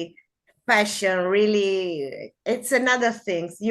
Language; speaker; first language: English; non-native, learner; Spanish